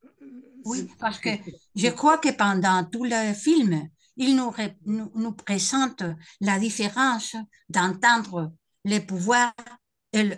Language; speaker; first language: French; non-native, learner; Spanish